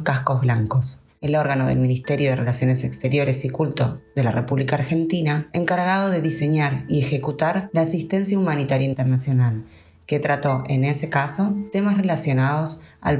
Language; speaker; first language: Spanish; native; Spanish